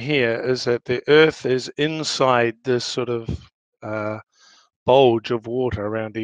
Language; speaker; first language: English; native; English